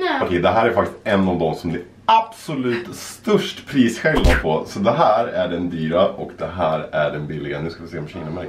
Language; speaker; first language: Swedish; native; Swedish